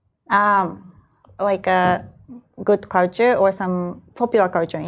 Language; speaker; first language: English; non-native, fluent; Japanese